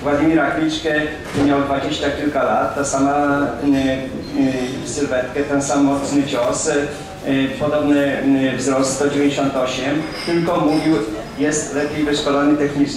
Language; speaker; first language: Polish; native; Polish